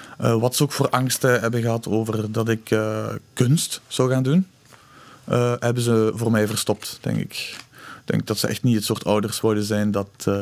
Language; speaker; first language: Dutch; native; Dutch